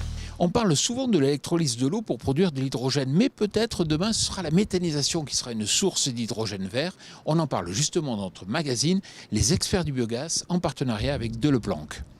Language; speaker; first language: French; native; French